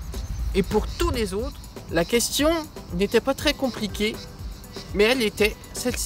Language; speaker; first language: French; native; French